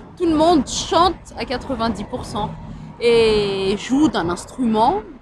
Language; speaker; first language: French; non-native, local second language; Malagasy